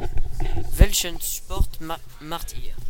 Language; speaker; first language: German; non-native, learner; French